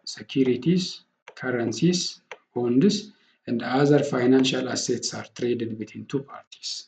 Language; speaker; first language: English; non-native, local second language; Amharic